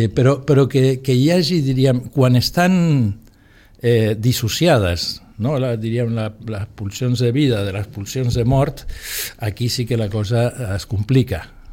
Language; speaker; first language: Catalan; non-native, local second language; Spanish